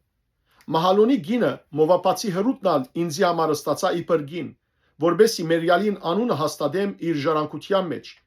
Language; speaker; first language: Armenian; native; Armenian